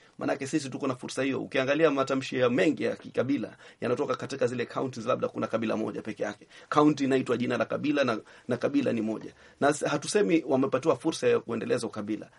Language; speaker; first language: Swahili; native; Swahili